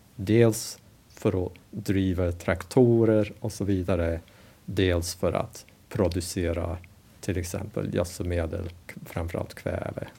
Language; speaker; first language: Swedish; non-native, fluent; English